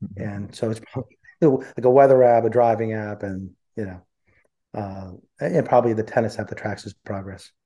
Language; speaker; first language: English; early bilingual, other home language; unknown